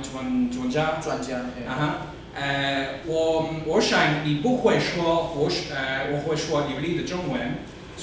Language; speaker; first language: Chinese; non-native, learner; English